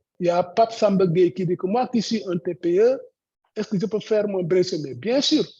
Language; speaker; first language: French; non-native, local second language; Wolof